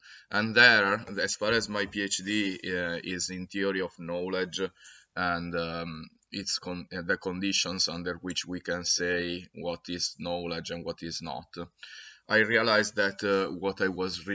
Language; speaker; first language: English; non-native, fluent; Italian